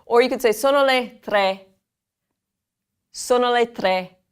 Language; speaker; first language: Italian; non-native, fluent; English